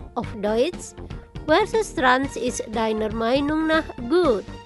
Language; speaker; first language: German; non-native, fluent; Indonesian